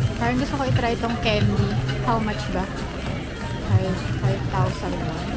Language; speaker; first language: Filipino; native; Filipino